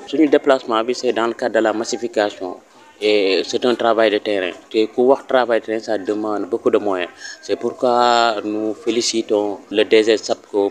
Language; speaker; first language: French; non-native, local second language; Wolof